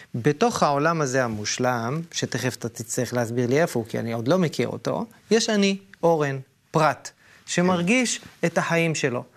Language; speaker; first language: Hebrew; native; Hebrew